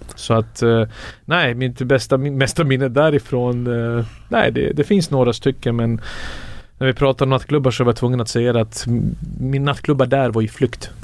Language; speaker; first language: Swedish; early bilingual, other home language; Serbian